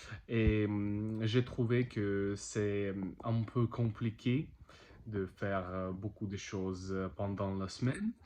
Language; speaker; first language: French; non-native, learner; Russian